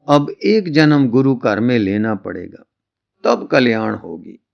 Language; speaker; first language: Hindi; non-native, local second language; Punjabi